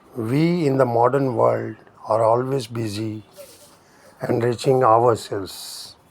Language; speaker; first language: English; non-native, local second language; Hindi